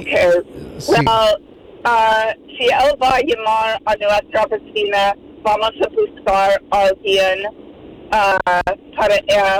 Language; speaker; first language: Spanish; non-native, fluent; English